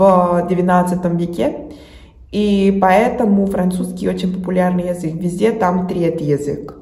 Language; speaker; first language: Russian; non-native, fluent; Spanish